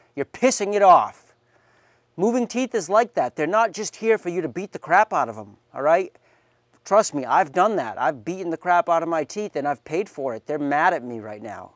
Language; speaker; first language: English; native; English